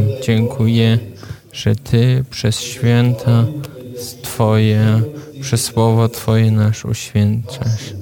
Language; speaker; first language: Polish; non-native, fluent; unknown